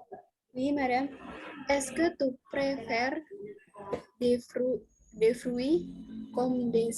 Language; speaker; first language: French; non-native, learner; Indonesian